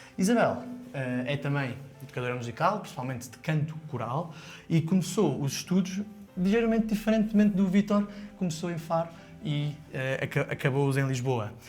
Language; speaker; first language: Portuguese; native; Portuguese